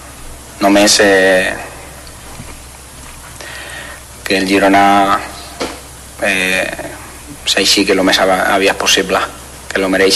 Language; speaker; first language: Catalan; non-native, learner; Spanish